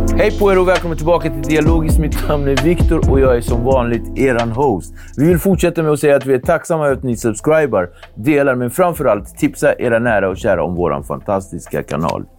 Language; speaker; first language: Swedish; early bilingual, other home language; Kabuverdianu